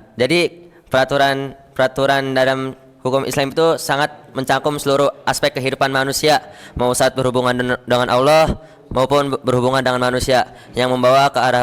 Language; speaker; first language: Indonesian; native; Indonesian